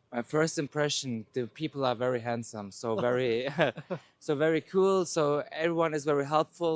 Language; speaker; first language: English; non-native, learner; Turkish